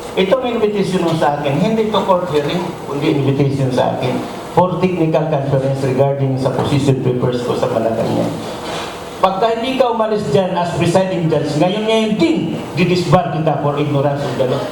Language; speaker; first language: Cebuano; non-native, local second language; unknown